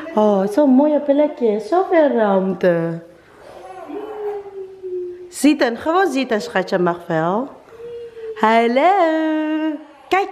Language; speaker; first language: Dutch; non-native, learner; Filipino